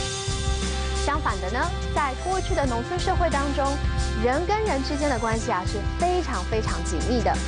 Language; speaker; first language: Chinese; native; Chinese